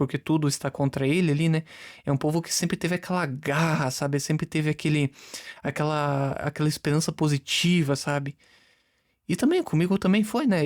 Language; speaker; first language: Portuguese; native; Portuguese